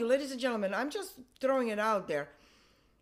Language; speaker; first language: English; non-native, fluent; Russian